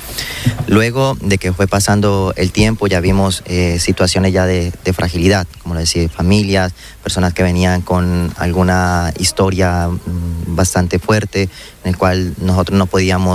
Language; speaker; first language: Spanish; native; Spanish